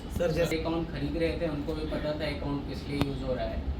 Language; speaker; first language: Hindi; non-native, local second language; Marathi